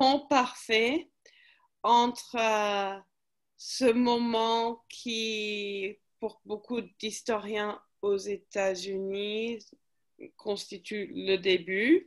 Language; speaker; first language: French; non-native, fluent; English